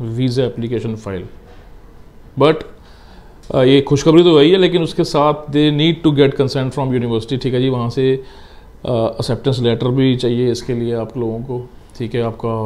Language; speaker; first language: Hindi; non-native, local second language; Punjabi